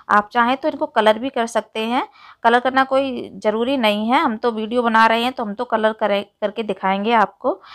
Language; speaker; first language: Hindi; native; Hindi